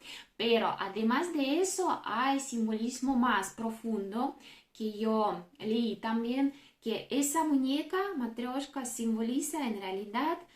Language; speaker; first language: Spanish; non-native, fluent; Russian